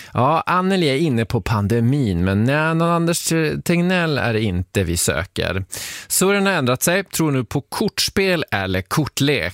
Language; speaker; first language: Swedish; native; Swedish